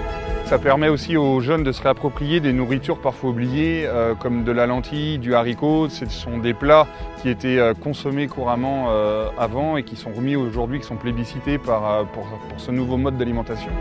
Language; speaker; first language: French; native; French